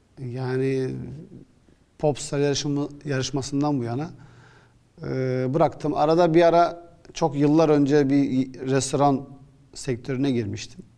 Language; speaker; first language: Turkish; early bilingual, other home language; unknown